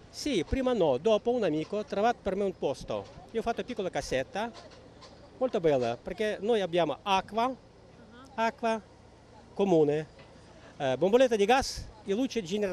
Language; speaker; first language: Italian; non-native, learner; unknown